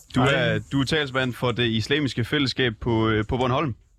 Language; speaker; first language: Danish; native; Danish